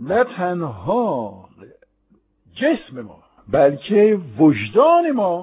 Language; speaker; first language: Persian; non-native, fluent; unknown